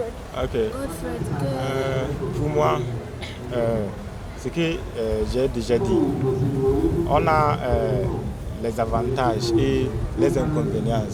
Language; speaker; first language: French; non-native, learner; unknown